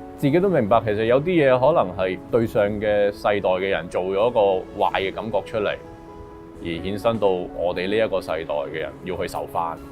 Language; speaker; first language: Cantonese; early bilingual, other home language; Urdu